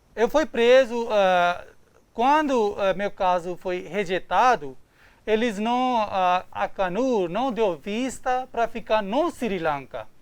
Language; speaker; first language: Portuguese; non-native, learner; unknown